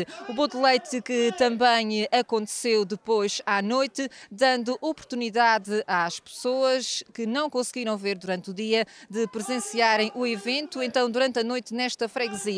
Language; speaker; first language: Portuguese; native; Portuguese